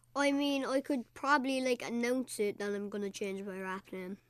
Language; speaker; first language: English; native; English